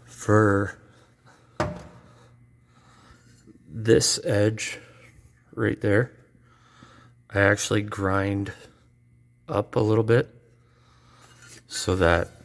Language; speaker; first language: English; native; English